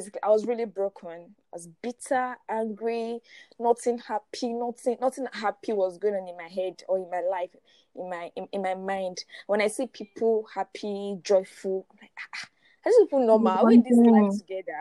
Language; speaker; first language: English; non-native, local second language; Yoruba